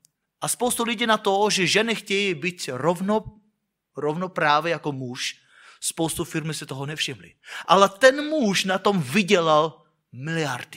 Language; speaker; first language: Czech; non-native, fluent; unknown